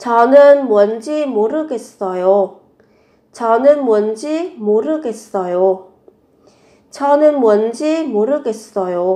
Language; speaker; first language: Korean; non-native, fluent; Vietnamese